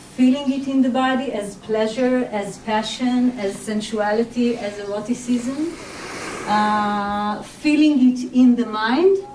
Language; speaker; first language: English; non-native, fluent; Hebrew